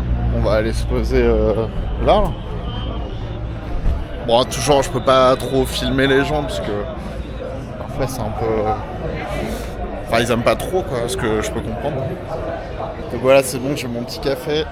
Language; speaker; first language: French; native; French